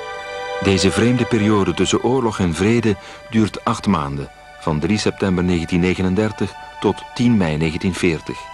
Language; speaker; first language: Dutch; native; Dutch